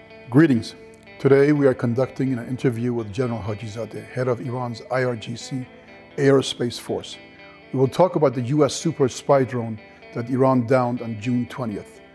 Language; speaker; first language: English; non-native, fluent; Persian